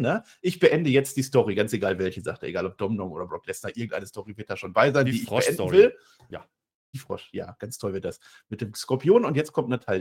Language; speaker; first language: German; native; German